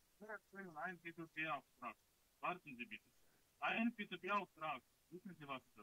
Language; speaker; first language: German; non-native, learner; Russian